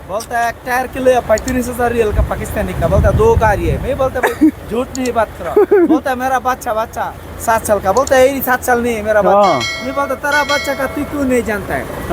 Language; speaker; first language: Hindi; non-native, learner; Bangla